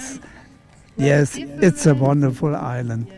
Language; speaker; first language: English; non-native, learner; German